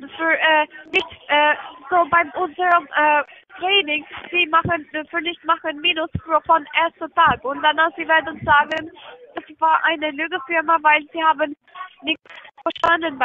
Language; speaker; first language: German; non-native, learner; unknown